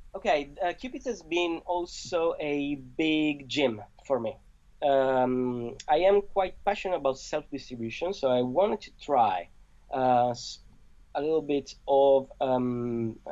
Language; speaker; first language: English; non-native, fluent; Italian